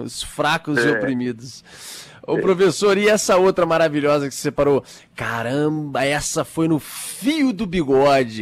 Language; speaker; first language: Portuguese; native; Portuguese